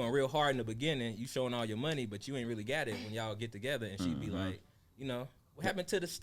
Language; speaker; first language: English; native; English